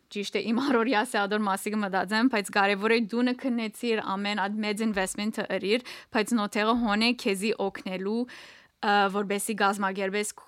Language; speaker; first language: Armenian; early bilingual, heritage; Armenian